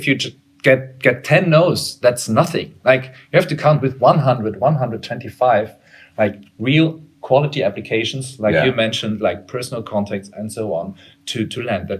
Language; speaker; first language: English; non-native, fluent; German